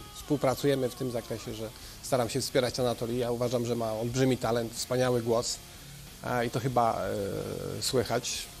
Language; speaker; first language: Polish; native; Polish